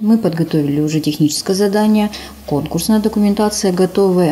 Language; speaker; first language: Russian; native; Russian